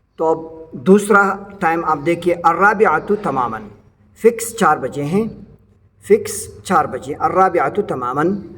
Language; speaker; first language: Urdu; native; Urdu